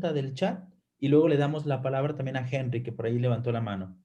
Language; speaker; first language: Spanish; native; Spanish